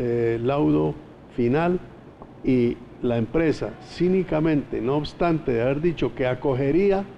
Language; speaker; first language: Spanish; native; Spanish